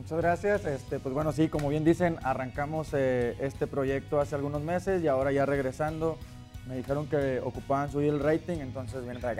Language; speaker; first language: Spanish; native; Spanish